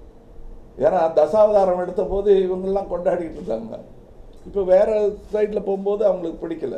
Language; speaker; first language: Tamil; native; Tamil